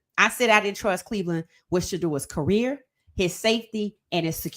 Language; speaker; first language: English; native; English